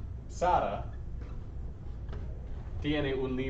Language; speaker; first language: Spanish; non-native, learner; English